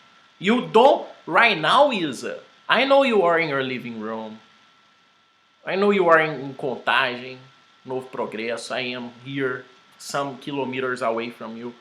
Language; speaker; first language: English; non-native, fluent; Portuguese